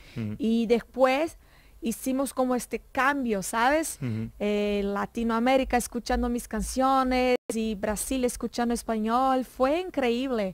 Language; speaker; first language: Spanish; non-native, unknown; Portuguese